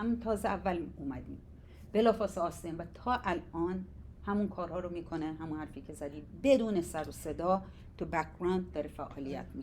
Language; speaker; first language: Persian; native; Persian